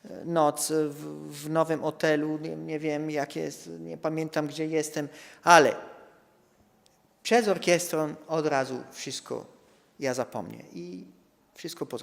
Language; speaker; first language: Polish; non-native, fluent; Italian